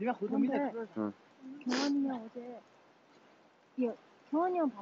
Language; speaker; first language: Korean; non-native, fluent; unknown